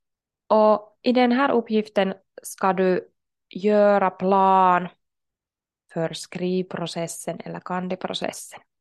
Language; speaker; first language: Swedish; non-native, local second language; Finnish